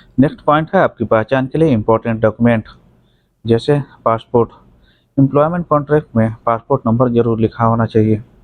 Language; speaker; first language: Hindi; native; Hindi